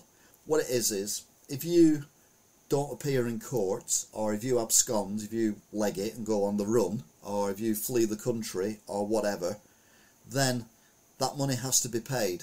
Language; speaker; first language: English; native; English